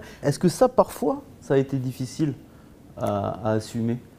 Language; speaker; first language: French; native; French